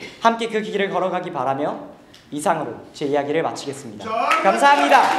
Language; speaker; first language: Korean; early bilingual, heritage; Korean